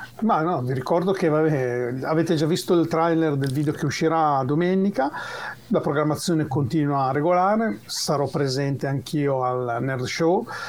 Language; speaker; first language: Italian; native; Italian